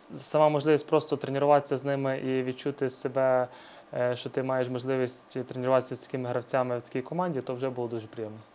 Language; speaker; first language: Ukrainian; native; Ukrainian